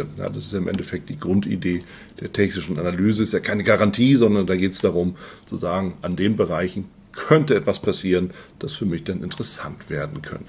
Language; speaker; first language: German; native; German